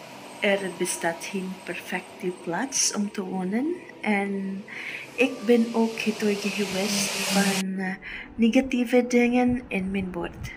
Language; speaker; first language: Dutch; non-native, learner; Filipino